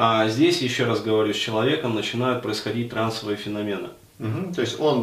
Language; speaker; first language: Russian; native; Russian